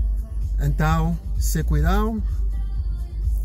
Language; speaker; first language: Portuguese; non-native, learner; Haitian Creole